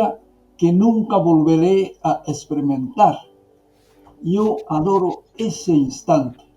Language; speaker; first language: Spanish; non-native, fluent; Japanese